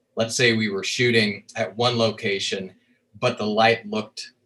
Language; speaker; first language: English; native; English